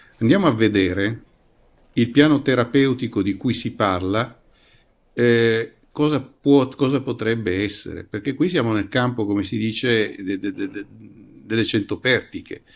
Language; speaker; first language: Italian; native; Italian